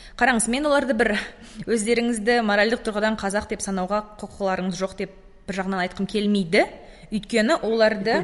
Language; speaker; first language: Kazakh; native; Kazakh